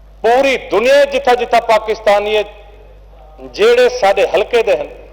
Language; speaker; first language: Urdu; non-native, local second language; Saraiki